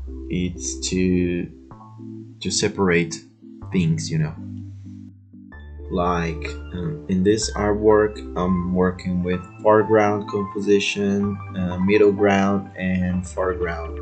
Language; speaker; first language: English; non-native, fluent; Portuguese